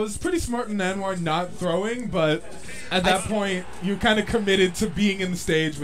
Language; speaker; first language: English; native; English